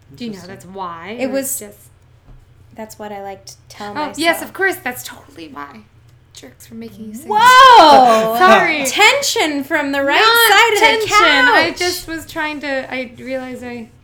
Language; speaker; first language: English; native; English